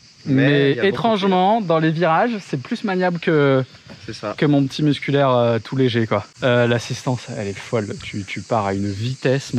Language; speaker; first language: French; native; French